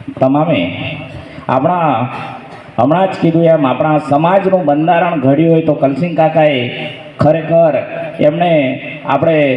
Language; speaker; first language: Gujarati; non-native, local second language; Rathawi